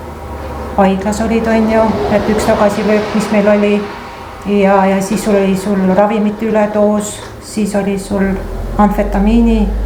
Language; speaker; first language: Estonian; native; Estonian